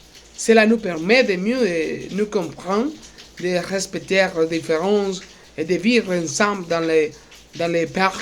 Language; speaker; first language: French; non-native, learner; Spanish